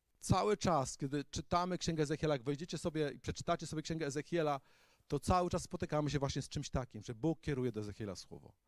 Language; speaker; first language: Polish; native; Polish